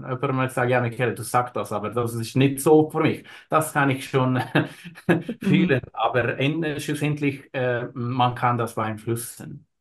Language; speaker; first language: German; non-native, learner; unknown